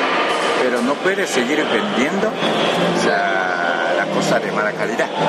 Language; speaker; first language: Spanish; non-native, fluent; Japanese